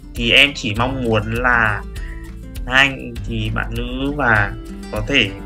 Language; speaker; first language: Vietnamese; native; Vietnamese